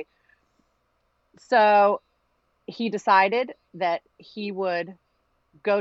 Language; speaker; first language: English; early bilingual, other home language; Greek